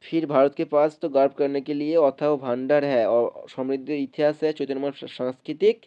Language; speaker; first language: Hindi; non-native, local second language; Bangla